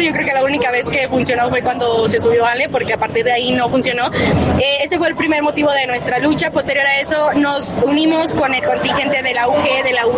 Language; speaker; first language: Spanish; native; Spanish